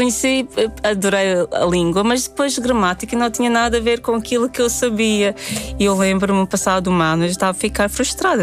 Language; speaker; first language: Portuguese; non-native, fluent; Latvian